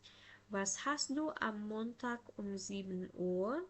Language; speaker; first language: German; non-native, fluent; Indonesian